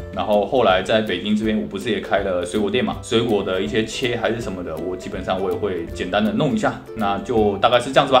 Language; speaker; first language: Chinese; native; Chinese